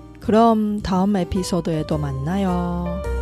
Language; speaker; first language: Korean; non-native, fluent; Chinese